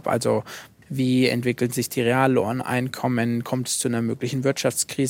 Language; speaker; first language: German; native; German